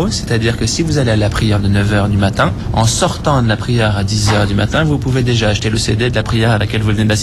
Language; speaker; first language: French; native; French